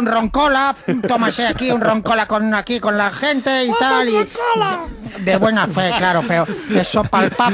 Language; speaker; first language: Spanish; native; Spanish